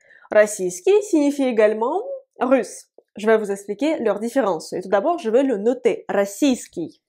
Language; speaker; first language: French; non-native, fluent; Russian